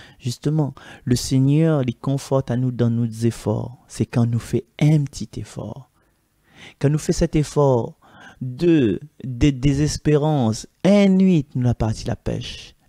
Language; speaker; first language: French; non-native, local second language; Malagasy